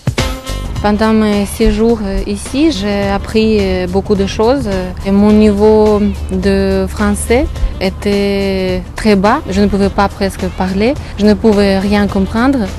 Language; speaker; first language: French; non-native, fluent; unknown